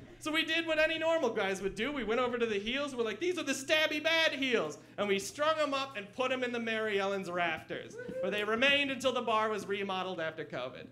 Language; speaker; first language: English; native; English